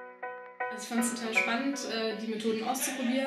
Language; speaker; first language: German; native; German